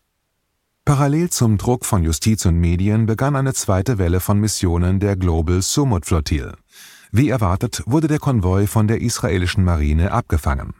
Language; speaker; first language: German; native; German